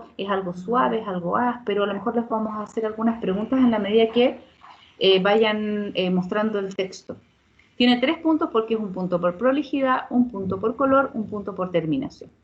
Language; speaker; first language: Spanish; native; Spanish